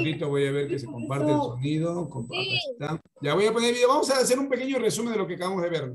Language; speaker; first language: Spanish; native; Spanish